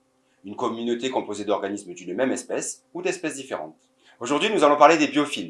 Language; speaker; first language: French; native; French